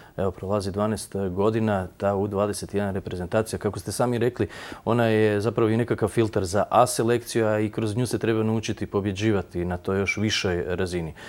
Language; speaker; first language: Croatian; native; Croatian